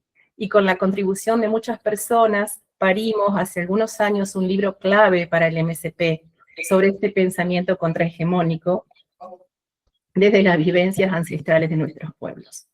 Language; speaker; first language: Spanish; native; Spanish